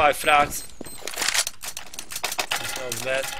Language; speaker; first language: English; non-native, learner; Polish